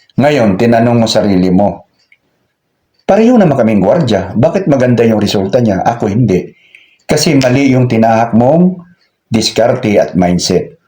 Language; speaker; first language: Filipino; non-native, local second language; Cebuano